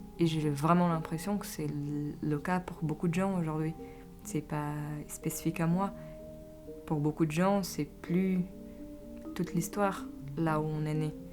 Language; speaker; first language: French; early bilingual, other home language; Portuguese